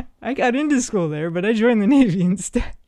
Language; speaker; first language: English; native; English